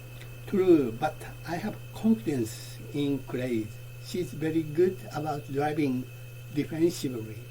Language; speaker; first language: English; non-native, learner; Japanese